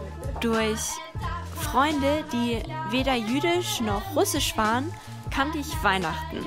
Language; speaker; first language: German; early bilingual, other home language; Russian